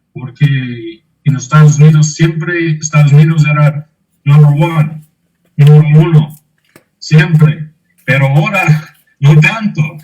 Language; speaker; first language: Spanish; non-native, fluent; English